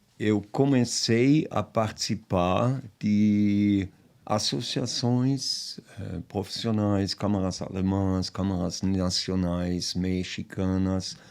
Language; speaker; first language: Portuguese; non-native, fluent; German